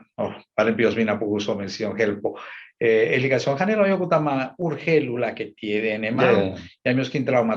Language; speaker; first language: Finnish; non-native, learner; Spanish